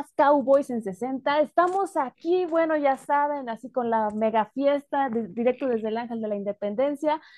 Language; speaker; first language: Spanish; native; Spanish